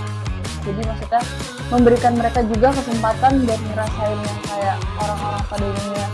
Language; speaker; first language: Indonesian; native; Indonesian